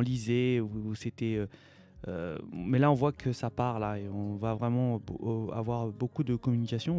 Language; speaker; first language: French; native; French